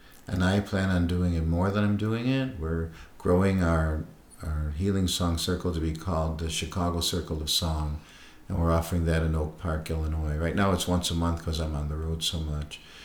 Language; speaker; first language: English; native; English